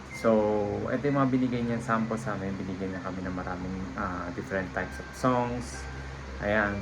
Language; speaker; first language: Filipino; native; Filipino